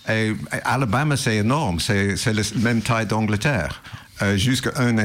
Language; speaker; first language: French; non-native, learner; English